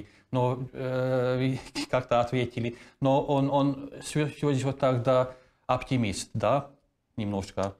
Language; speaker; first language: Russian; non-native, fluent; Hungarian